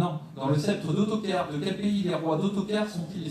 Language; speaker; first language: French; native; French